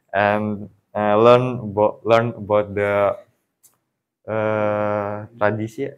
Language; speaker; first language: English; non-native, learner; Indonesian